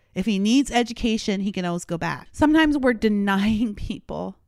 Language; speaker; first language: English; native; English